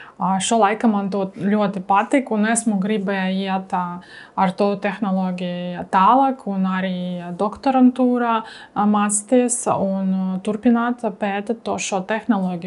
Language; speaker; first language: Latvian; non-native, learner; Russian